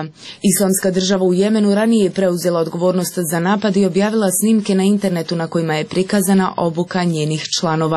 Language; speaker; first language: Croatian; native; Croatian